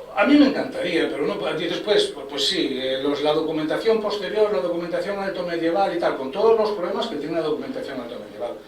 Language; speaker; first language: Spanish; non-native, local second language; Galician